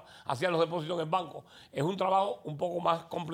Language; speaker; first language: Spanish; native; Spanish